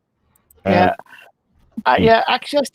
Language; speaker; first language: English; native; English